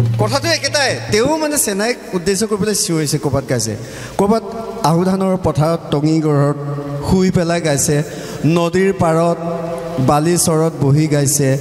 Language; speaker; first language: Assamese; non-native, local second language; Mising